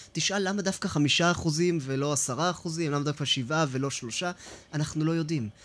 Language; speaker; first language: Hebrew; native; Hebrew